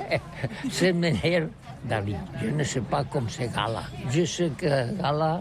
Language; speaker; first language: French; non-native, learner; Catalan